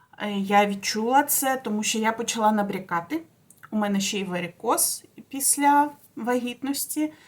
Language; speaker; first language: Ukrainian; non-native, local second language; Russian